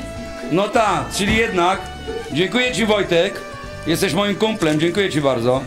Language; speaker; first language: Polish; native; Polish